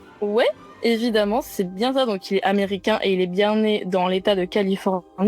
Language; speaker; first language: French; native; French